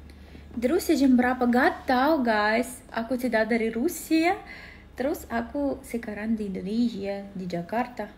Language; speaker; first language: Indonesian; non-native, learner; Russian